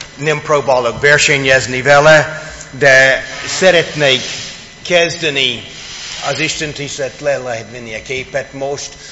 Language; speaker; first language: Hungarian; non-native, fluent; English